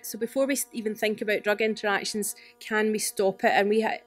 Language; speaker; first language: English; native; English